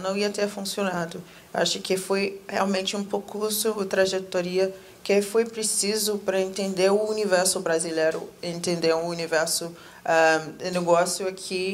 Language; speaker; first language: Portuguese; non-native, fluent; English